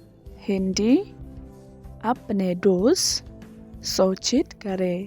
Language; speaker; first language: Hindi; non-native, local second language; Khasi